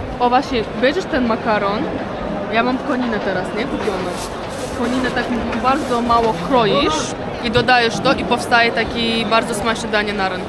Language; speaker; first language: Polish; non-native, fluent; Uzbek